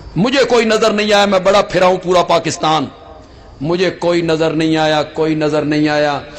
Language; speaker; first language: Urdu; non-native, local second language; Punjabi